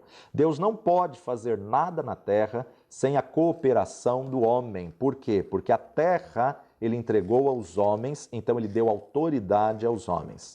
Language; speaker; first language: Portuguese; native; Portuguese